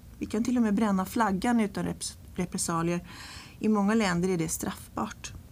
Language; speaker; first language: Swedish; early bilingual, other home language; English